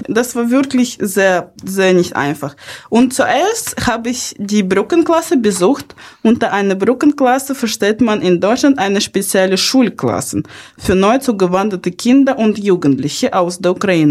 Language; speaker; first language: German; non-native, fluent; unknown